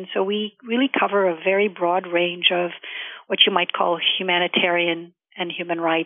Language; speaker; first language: English; non-native, local second language; Urdu